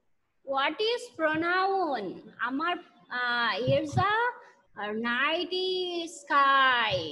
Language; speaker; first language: English; non-native, learner; Bangla